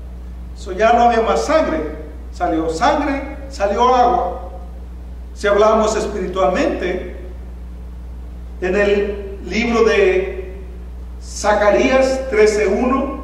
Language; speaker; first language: Spanish; native; Spanish